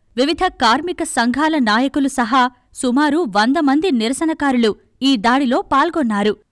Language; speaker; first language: Telugu; native; Telugu